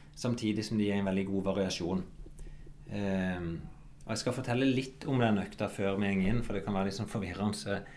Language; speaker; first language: Norwegian; native; Norwegian